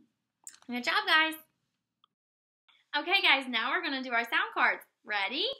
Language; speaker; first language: English; native; English